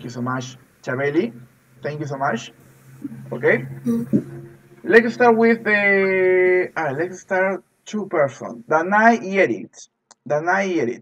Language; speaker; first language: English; non-native, fluent; Spanish